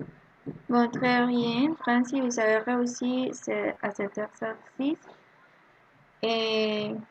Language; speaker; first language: French; non-native, learner; Spanish